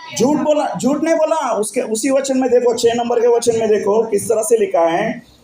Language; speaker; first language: Hindi; non-native, local second language; Marathi